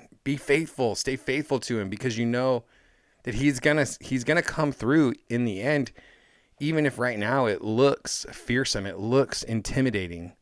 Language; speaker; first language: English; native; English